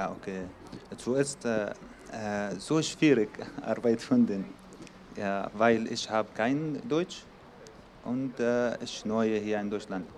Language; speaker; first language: German; non-native, learner; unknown